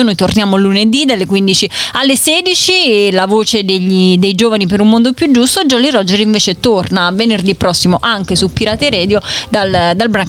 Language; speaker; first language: Italian; native; Italian